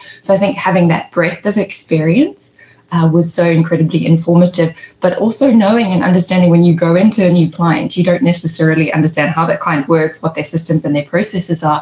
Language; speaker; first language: English; native; English